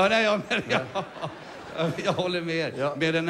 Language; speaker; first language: Swedish; native; Swedish